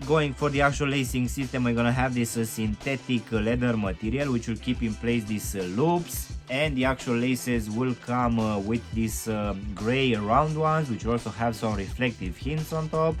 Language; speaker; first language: English; non-native, fluent; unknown